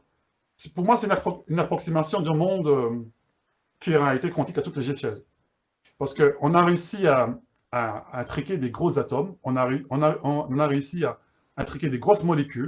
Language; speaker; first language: French; native; French